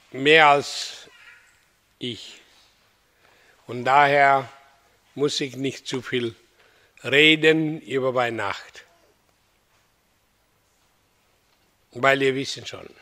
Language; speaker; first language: German; non-native, fluent; Hindi